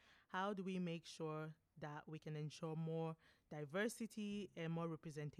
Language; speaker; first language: English; non-native, local second language; French